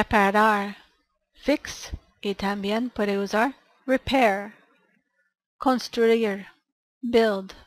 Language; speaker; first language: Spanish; non-native, learner; English